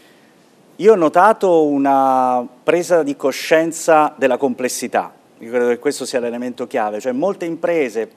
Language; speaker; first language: Italian; native; Italian